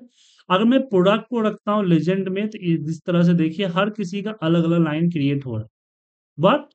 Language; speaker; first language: Hindi; native; Hindi